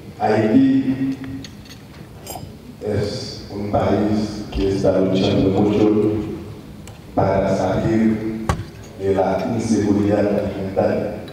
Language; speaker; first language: Spanish; non-native, fluent; French